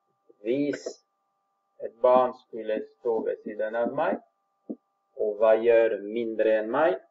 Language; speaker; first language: Norwegian; non-native, fluent; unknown